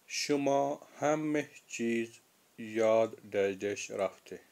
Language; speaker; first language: Persian; non-native, fluent; Urdu